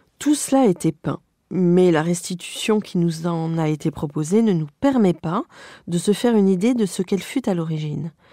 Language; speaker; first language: French; native; French